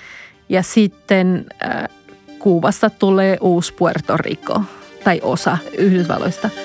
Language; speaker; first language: Finnish; non-native, fluent; Spanish